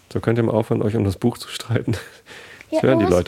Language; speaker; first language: German; native; German